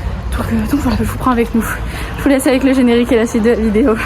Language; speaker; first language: French; native; French